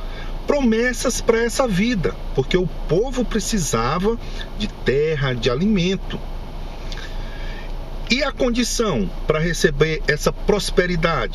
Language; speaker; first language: Portuguese; native; Portuguese